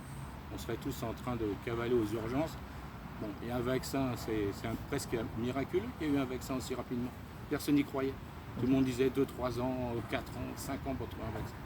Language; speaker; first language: French; native; French